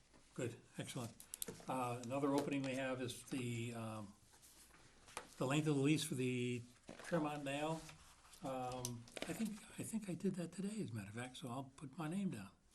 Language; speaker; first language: English; native; English